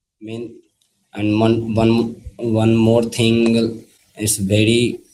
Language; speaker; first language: English; non-native, learner; Hindi